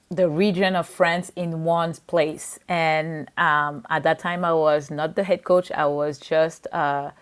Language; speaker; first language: English; non-native, fluent; French